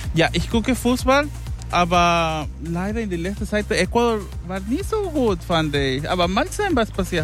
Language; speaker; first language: German; non-native, learner; Spanish